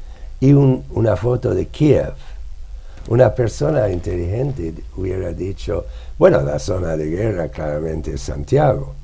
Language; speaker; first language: Spanish; non-native, fluent; English